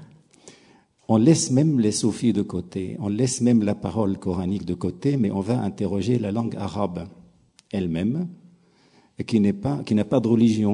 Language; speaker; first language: French; non-native, local second language; Arabic